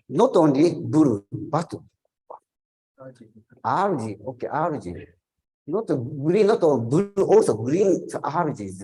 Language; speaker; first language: English; non-native, learner; Japanese